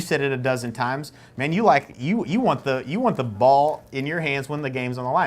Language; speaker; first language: English; native; English